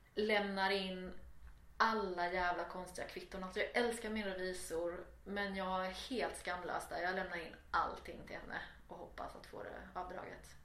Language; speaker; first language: Swedish; native; Swedish